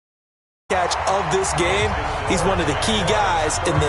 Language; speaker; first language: English; native; English